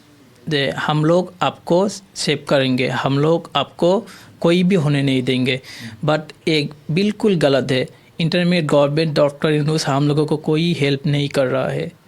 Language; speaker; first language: Hindi; non-native, learner; Bangla